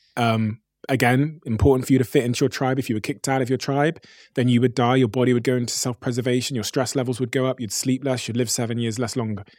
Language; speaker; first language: English; native; English